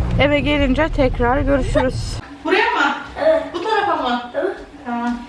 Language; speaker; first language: Turkish; native; Turkish